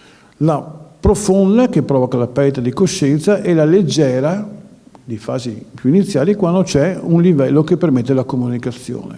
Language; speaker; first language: Italian; native; Italian